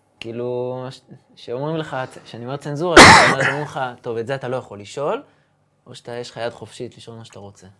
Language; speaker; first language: Hebrew; native; Hebrew